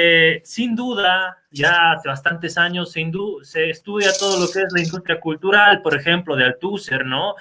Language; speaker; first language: Spanish; native; Spanish